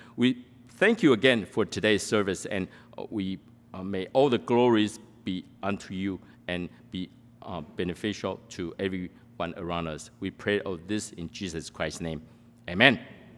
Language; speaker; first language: English; non-native, fluent; Min Nan Chinese